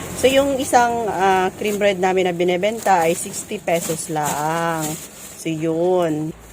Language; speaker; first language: Filipino; native; Filipino